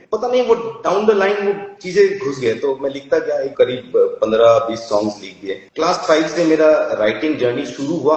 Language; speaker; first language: Hindi; non-native, local second language; Assamese